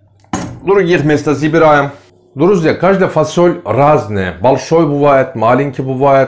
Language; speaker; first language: Russian; non-native, learner; Turkish